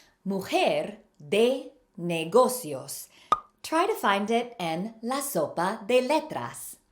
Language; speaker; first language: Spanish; non-native, fluent; English